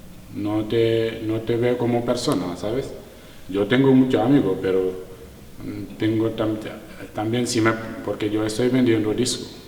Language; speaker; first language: Spanish; non-native, learner; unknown